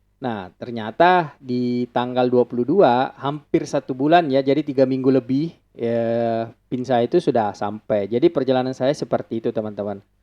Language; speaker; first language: Indonesian; non-native, local second language; Buginese